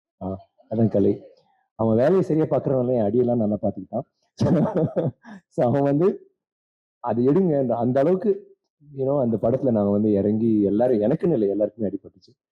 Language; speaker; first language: Tamil; native; Tamil